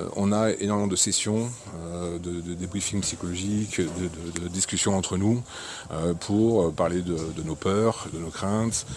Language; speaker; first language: French; native; French